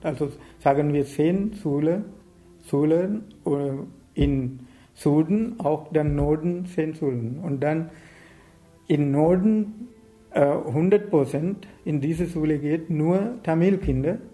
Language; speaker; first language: German; non-native, learner; Sinhala